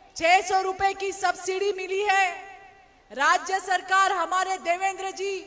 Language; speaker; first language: Hindi; non-native, local second language; Marathi